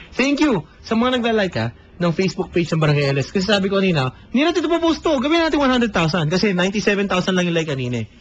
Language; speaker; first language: Filipino; native; Filipino